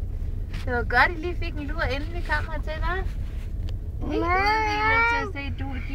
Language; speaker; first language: Danish; native; Danish